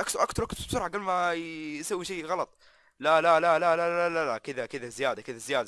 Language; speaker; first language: Arabic; native; Arabic